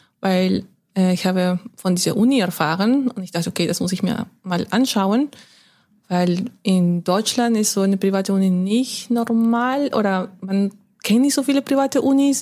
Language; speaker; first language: German; non-native, fluent; Spanish